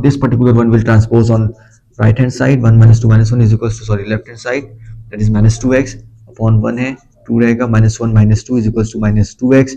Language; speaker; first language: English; non-native, local second language; Hindi